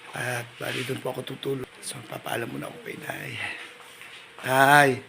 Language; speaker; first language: Filipino; native; Filipino